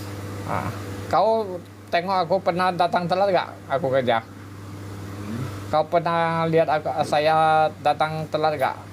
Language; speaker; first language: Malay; non-native, local second language; Hakka Chinese